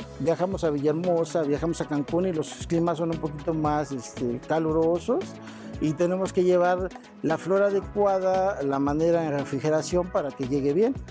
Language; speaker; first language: Spanish; native; Spanish